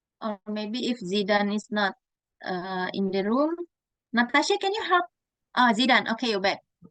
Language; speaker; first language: English; non-native, fluent; Indonesian